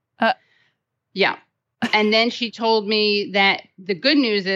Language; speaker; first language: English; native; English